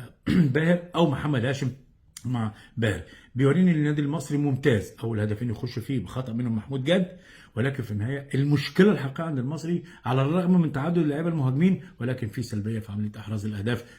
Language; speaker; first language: Arabic; native; Arabic